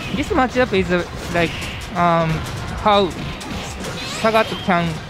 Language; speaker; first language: English; non-native, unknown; Japanese